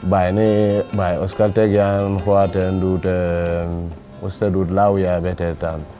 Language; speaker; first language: Basque; non-native, learner; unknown